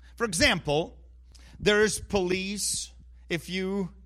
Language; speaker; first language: English; early bilingual, other home language; Ukrainian